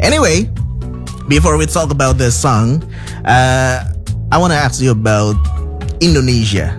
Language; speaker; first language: English; non-native, learner; Indonesian